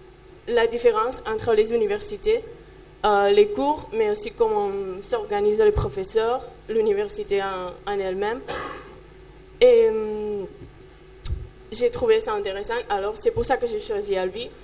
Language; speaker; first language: French; non-native, fluent; Catalan